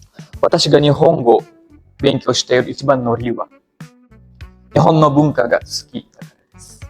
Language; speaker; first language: Japanese; non-native, learner; Indonesian